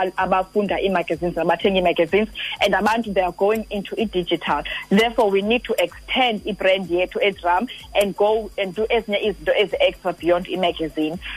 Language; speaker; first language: English; non-native, local second language; Xhosa